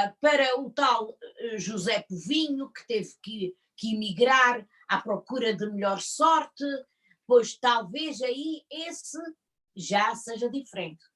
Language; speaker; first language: Portuguese; native; Portuguese